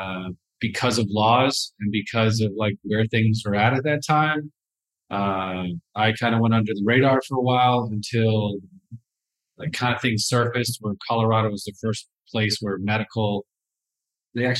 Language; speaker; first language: English; native; English